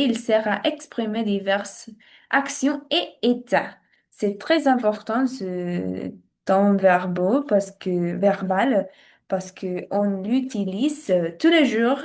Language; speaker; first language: French; non-native, learner; Spanish